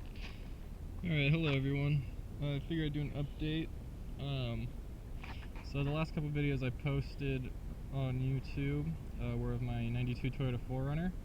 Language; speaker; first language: English; native; English